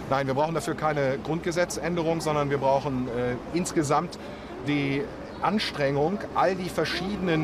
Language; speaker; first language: German; native; German